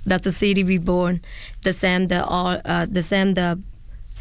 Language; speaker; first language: English; non-native, learner; Khmer